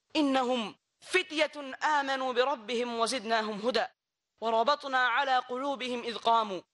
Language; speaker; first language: Arabic; non-native, fluent; Bangla